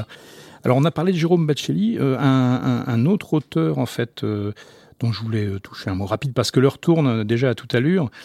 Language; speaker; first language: French; native; French